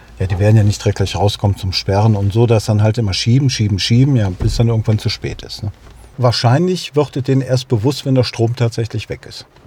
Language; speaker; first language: German; native; German